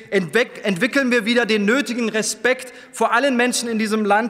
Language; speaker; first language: German; early bilingual, other home language; Turkish